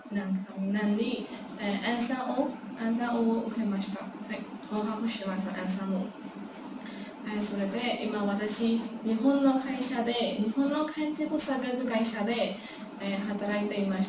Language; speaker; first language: Japanese; non-native, learner; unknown